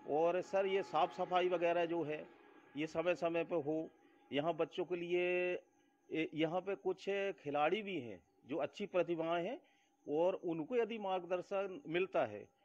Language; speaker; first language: Hindi; native; Hindi